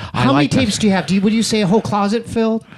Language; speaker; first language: English; native; English